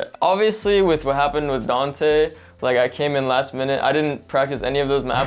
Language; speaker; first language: English; native; English